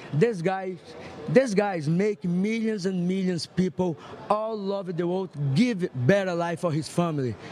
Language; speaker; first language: English; non-native, fluent; Portuguese